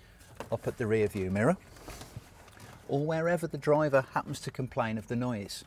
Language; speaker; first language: English; native; English